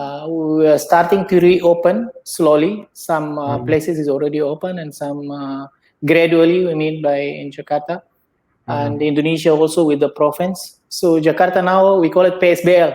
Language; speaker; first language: English; non-native, learner; Indonesian